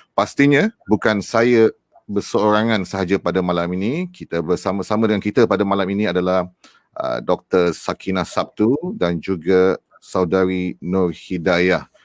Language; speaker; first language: Malay; native; Malay